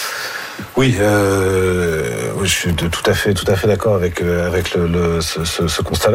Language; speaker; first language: French; native; French